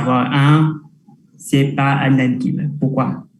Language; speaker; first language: French; non-native, learner; Vietnamese